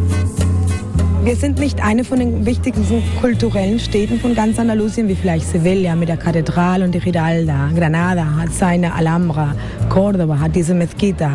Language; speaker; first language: German; non-native, fluent; Spanish